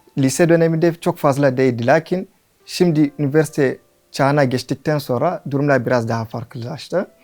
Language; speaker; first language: Turkish; non-native, fluent; Hausa